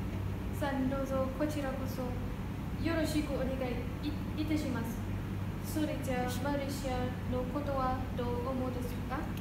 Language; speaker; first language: Japanese; non-native, learner; Malay